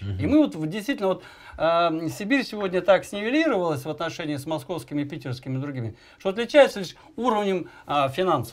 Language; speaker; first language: Russian; native; Russian